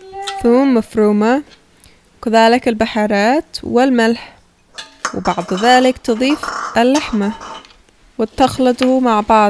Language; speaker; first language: Arabic; non-native, fluent; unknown